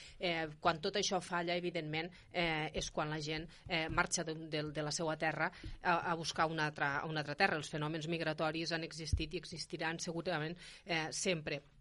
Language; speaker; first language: Catalan; native; Catalan